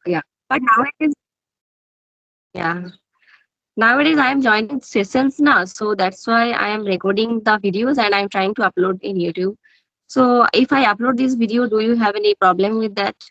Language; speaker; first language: English; non-native, learner; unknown